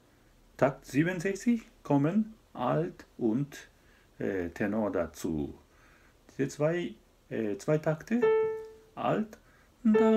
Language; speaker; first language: German; non-native, fluent; Japanese